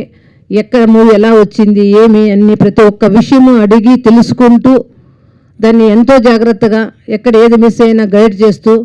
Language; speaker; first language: Telugu; native; Telugu